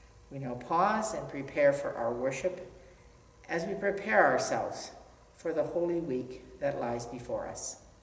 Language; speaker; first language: English; native; English